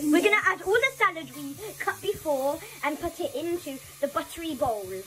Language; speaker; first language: English; native; English